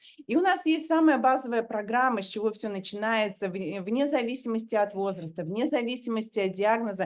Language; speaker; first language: Russian; native; Russian